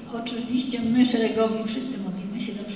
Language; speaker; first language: Russian; non-native, learner; Polish